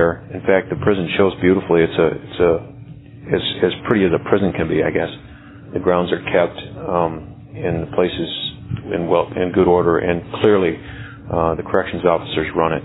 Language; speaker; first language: English; native; English